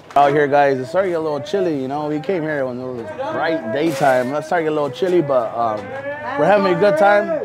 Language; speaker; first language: English; early bilingual, other home language; Spanish